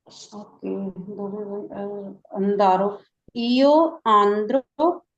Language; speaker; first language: Italian; non-native, learner; Urdu